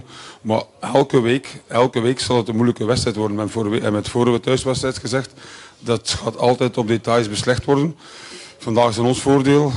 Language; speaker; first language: Dutch; native; Dutch